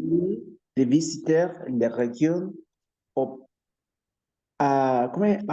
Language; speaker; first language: French; non-native, learner; Spanish